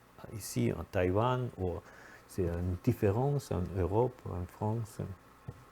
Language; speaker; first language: French; non-native, fluent; German